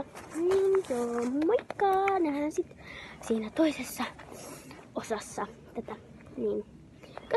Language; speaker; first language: Finnish; native; Finnish